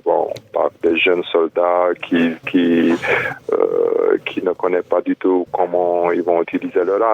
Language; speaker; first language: French; non-native, fluent; Romanian